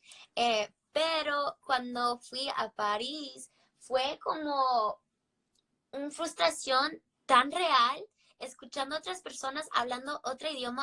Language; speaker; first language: Spanish; early bilingual, heritage; English